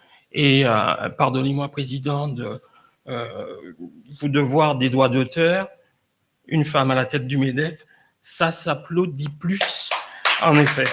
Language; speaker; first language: French; native; French